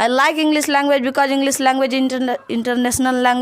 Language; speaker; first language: English; non-native, learner; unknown